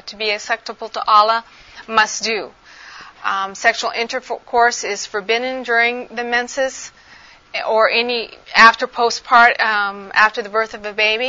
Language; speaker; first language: English; native; English